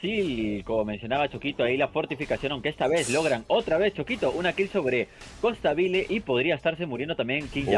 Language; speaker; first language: Spanish; native; Spanish